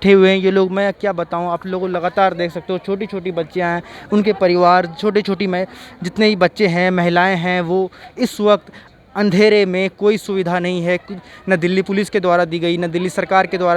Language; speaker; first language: Hindi; native; Hindi